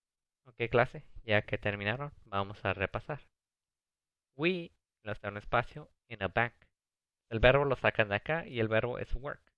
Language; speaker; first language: Spanish; early bilingual, other home language; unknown